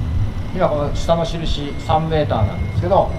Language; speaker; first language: Japanese; native; Japanese